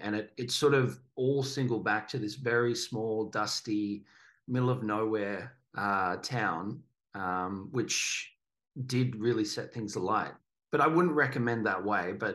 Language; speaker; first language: English; native; English